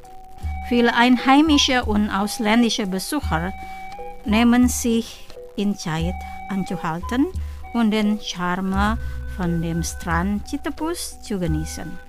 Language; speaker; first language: German; non-native, fluent; Indonesian